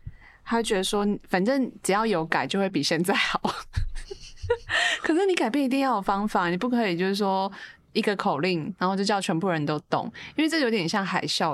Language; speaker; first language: Chinese; native; Chinese